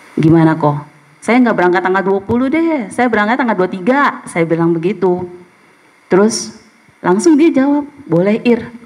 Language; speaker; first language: Indonesian; native; Indonesian